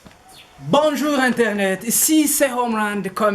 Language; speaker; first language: French; non-native, learner; Kinyarwanda